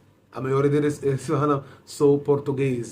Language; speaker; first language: Portuguese; non-native, fluent; Arabic